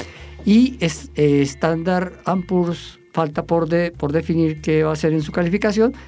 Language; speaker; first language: Spanish; native; Spanish